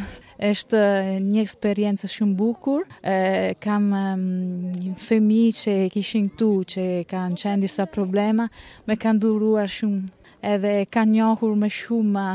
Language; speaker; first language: Albanian; non-native, learner; Italian